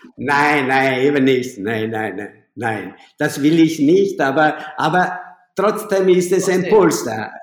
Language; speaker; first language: German; non-native, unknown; Italian